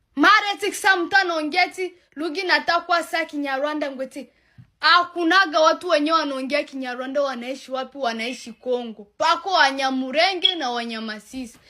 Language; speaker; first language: Swahili; non-native, local second language; Rundi